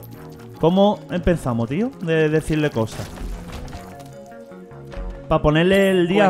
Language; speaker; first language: Spanish; native; Spanish